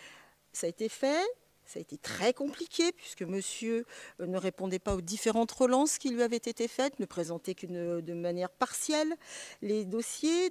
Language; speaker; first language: French; native; French